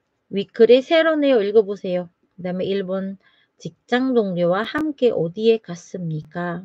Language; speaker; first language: Korean; non-native, fluent; Filipino